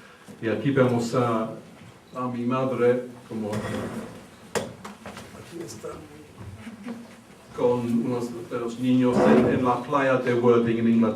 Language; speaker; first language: Spanish; early bilingual, heritage; English